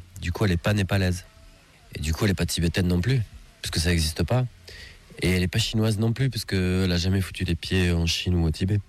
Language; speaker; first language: French; native; French